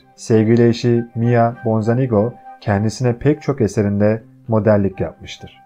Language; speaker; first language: Turkish; native; Turkish